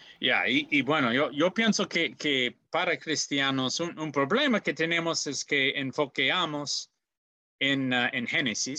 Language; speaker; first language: Spanish; non-native, learner; English